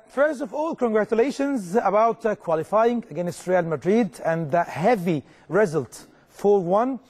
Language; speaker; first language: English; non-native, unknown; Arabic